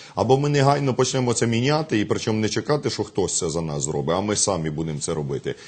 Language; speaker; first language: Ukrainian; native; Ukrainian